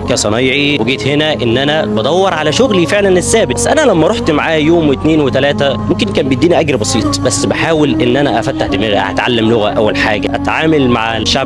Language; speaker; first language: Arabic; native; Arabic